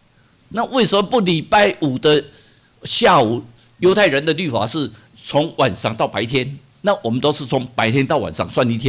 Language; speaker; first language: Chinese; non-native, local second language; Min Nan Chinese